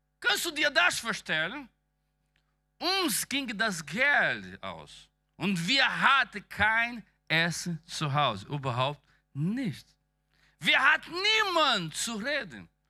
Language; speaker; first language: German; non-native, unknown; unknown